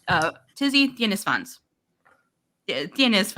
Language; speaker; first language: Spanish; non-native, learner; English